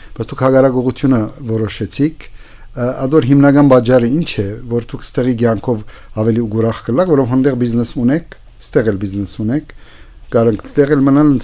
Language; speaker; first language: Armenian; native; Armenian